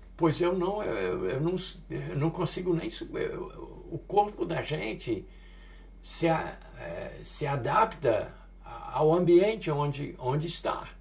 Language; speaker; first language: Portuguese; early bilingual, other home language; English